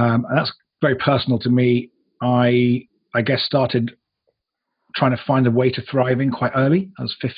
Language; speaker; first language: English; native; English